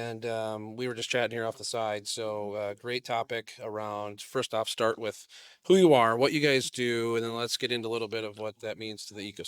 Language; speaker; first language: English; native; English